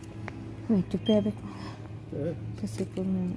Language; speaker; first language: French; non-native, learner; Cebuano